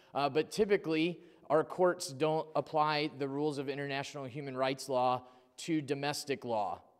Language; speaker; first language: English; native; English